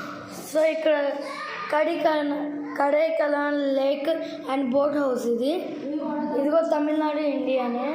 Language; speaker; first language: Telugu; native; Telugu